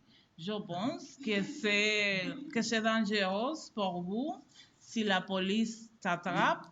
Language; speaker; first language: French; non-native, learner; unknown